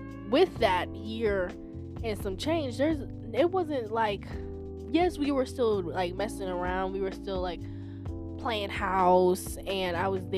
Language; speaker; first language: English; native; English